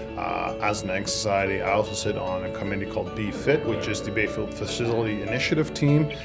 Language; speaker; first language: English; native; English